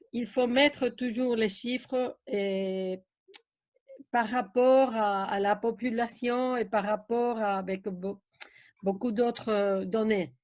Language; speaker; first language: French; non-native, fluent; Spanish